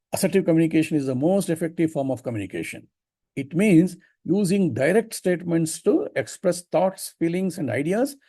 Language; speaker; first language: English; non-native, local second language; Kannada